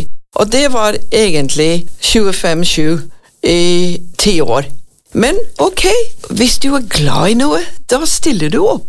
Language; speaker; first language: Norwegian; non-native, fluent; English